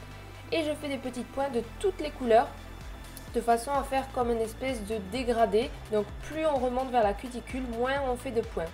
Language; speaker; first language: French; native; French